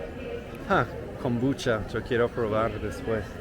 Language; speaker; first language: Spanish; non-native, learner; English